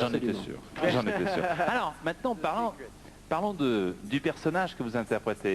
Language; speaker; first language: French; native; French